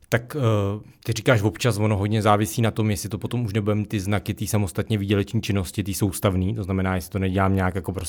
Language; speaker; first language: Czech; native; Czech